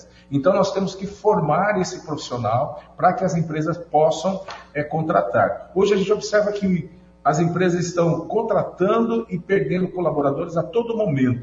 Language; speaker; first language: Portuguese; native; Portuguese